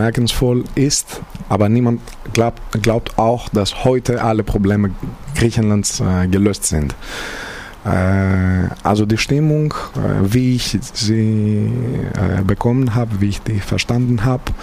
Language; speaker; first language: German; non-native, fluent; Greek